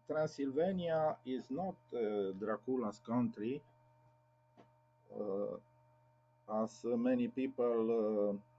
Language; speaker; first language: English; non-native, learner; Romanian